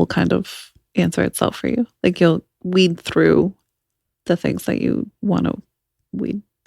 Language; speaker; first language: English; native; English